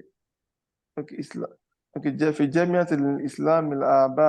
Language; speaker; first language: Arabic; non-native, learner; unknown